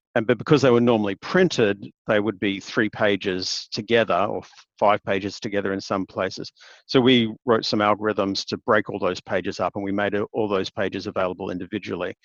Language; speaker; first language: English; native; English